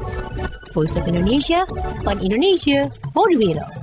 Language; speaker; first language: Dutch; non-native, fluent; Indonesian